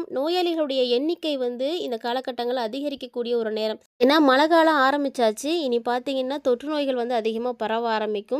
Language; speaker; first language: Tamil; native; Tamil